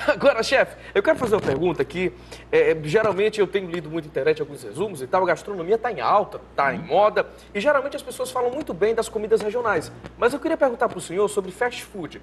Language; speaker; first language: Portuguese; native; Portuguese